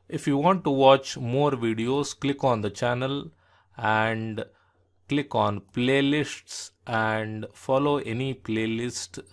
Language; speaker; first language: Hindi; non-native, local second language; Kannada